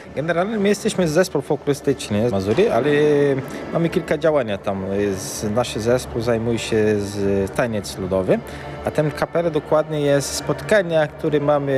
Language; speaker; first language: Polish; early bilingual, heritage; Portuguese